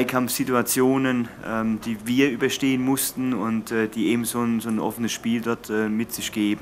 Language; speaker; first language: German; native; German